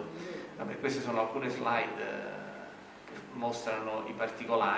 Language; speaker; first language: Italian; native; Italian